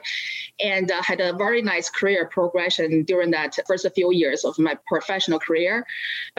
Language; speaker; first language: English; non-native, fluent; Chinese